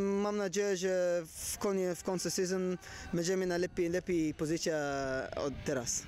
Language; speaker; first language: Polish; non-native, learner; Arabic